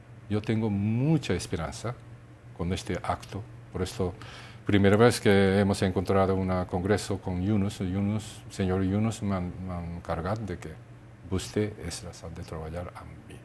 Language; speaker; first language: Catalan; non-native, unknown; Japanese